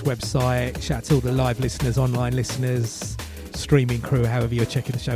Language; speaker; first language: English; native; English